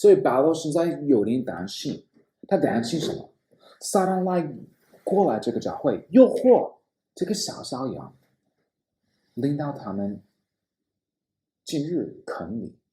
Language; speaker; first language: Chinese; non-native, fluent; English